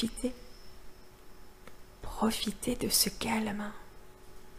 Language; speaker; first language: French; native; French